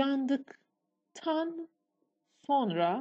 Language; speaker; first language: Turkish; non-native, fluent; Persian